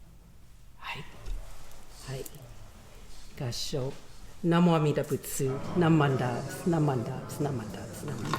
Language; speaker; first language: Japanese; non-native, learner; English